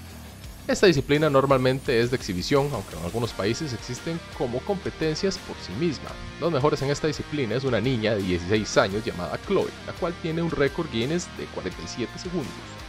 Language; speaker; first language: Spanish; native; Spanish